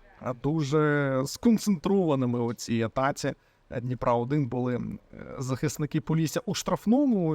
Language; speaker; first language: Ukrainian; native; Ukrainian